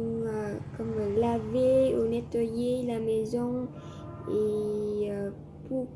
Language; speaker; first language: French; non-native, learner; Vietnamese